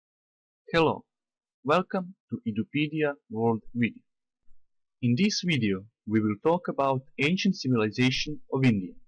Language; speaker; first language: English; non-native, fluent; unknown